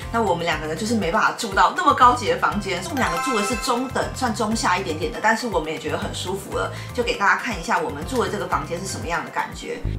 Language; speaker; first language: Chinese; native; Chinese